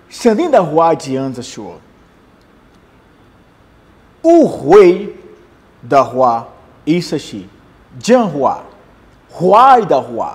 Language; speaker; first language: Chinese; non-native, learner; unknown